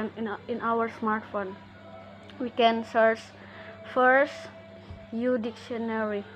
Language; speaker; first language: English; non-native, learner; Indonesian